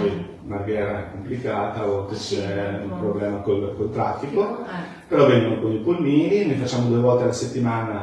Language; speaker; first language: Italian; native; Italian